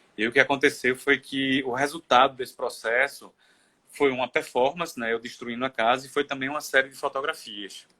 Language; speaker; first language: Portuguese; native; Portuguese